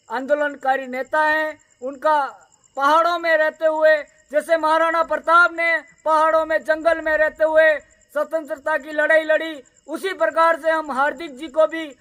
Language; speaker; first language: Hindi; native; Hindi